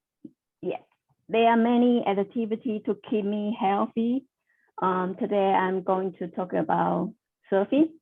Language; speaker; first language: English; non-native, learner; Chinese